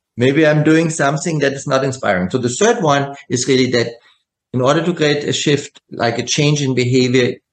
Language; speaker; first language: English; non-native, fluent; German